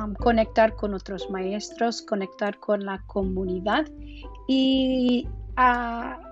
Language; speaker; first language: Spanish; non-native, fluent; English